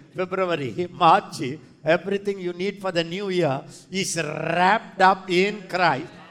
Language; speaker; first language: English; non-native, local second language; Tamil